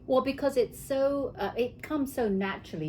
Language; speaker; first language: English; native; English